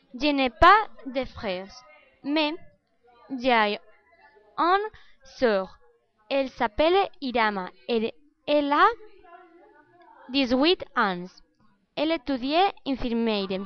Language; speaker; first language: French; non-native, learner; Spanish